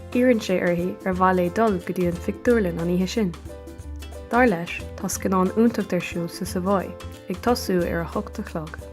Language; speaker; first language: Irish; non-native, local second language; English